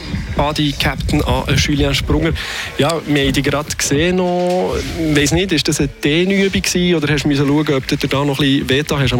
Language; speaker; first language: German; native; German